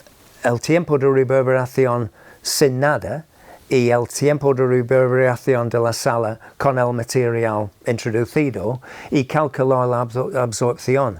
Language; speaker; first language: Spanish; non-native, fluent; English